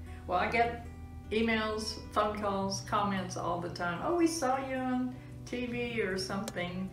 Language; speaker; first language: English; early bilingual, other home language; German